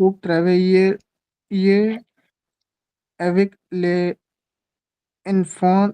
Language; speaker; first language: French; non-native, learner; Hindi